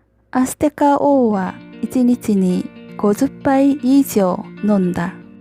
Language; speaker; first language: Japanese; non-native, learner; Korean